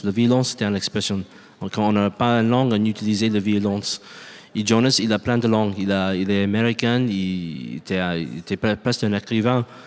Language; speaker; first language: French; non-native, learner; English